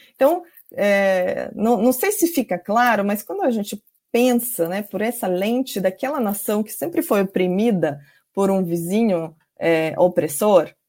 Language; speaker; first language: Portuguese; non-native, fluent; Ukrainian